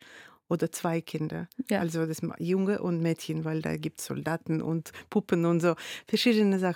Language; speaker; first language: German; non-native, fluent; Russian